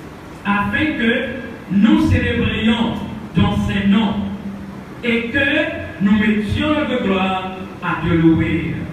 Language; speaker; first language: French; non-native, local second language; Haitian Creole